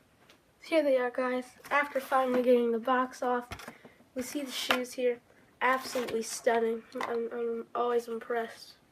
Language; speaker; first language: English; native; English